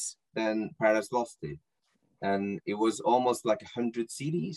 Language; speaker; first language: English; non-native, fluent; Norwegian